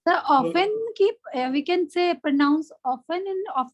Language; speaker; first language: English; non-native, learner; Hindi